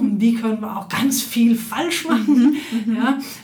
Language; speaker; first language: German; non-native, fluent; Danish